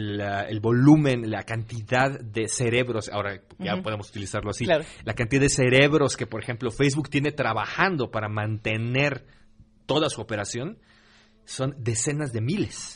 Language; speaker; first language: Spanish; native; Spanish